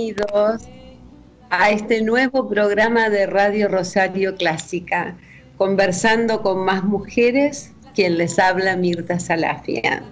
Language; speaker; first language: Spanish; native; Spanish